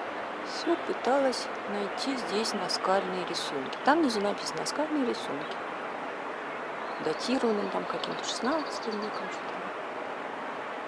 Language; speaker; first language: Russian; native; Russian